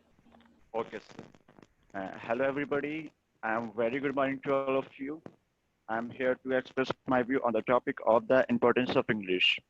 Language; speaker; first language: English; non-native, learner; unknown